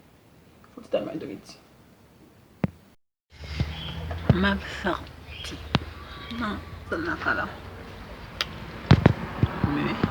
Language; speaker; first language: French; non-native, learner; Haitian Creole